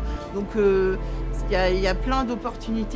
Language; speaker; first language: French; native; French